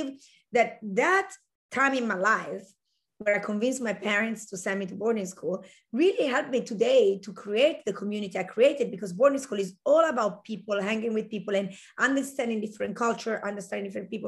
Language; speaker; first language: English; non-native, fluent; Italian